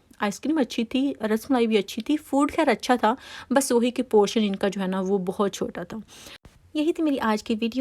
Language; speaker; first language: Urdu; native; Urdu